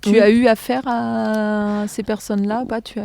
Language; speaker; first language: French; native; French